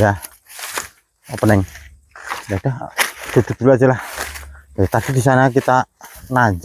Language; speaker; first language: Indonesian; native; Indonesian